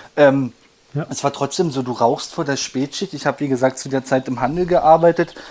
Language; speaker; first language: German; native; German